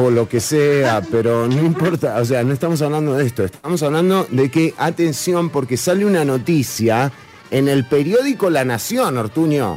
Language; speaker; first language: Spanish; native; Spanish